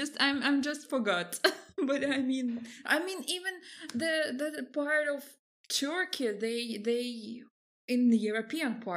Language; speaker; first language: English; non-native, fluent; Russian